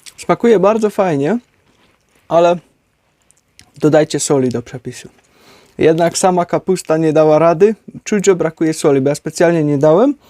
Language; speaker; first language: Polish; native; Polish